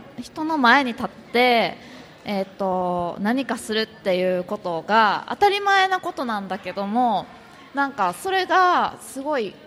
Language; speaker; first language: Japanese; native; Japanese